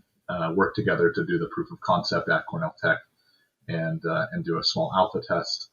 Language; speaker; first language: English; native; English